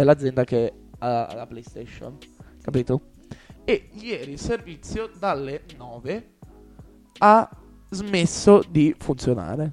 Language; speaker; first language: Italian; native; Italian